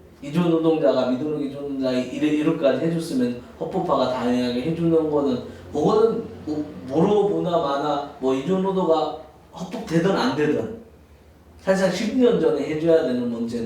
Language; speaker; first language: Korean; non-native, fluent; Bangla